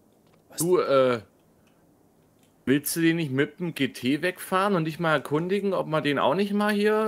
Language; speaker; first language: German; native; German